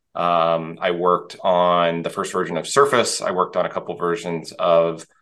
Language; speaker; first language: English; native; English